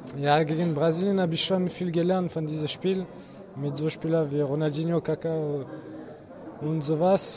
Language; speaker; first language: German; non-native, learner; French